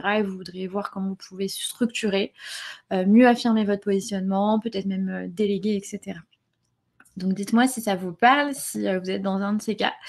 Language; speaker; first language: French; native; French